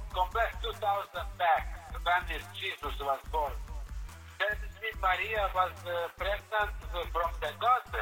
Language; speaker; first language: English; non-native, learner; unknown